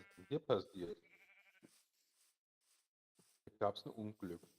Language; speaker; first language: German; native; German